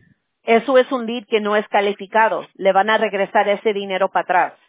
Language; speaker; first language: Spanish; early bilingual, heritage; Spanish